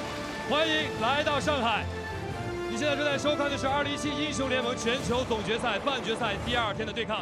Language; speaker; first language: Chinese; native; Chinese